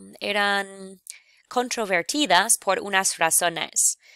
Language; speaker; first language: Spanish; non-native, fluent; English